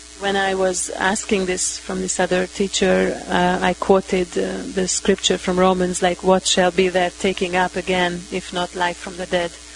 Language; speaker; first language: English; non-native, fluent; Hungarian